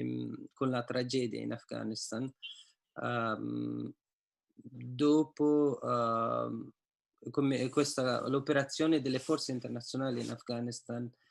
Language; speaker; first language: Italian; non-native, fluent; Persian